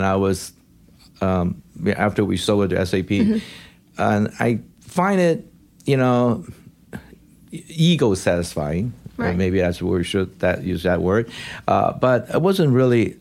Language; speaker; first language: English; non-native, local second language; Cantonese